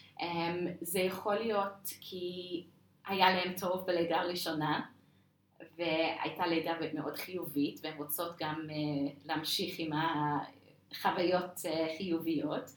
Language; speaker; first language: Hebrew; non-native, fluent; English